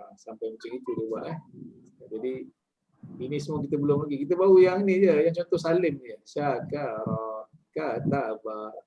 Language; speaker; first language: Malay; native; Malay